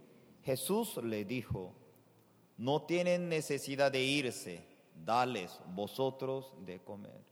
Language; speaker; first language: Spanish; non-native, fluent; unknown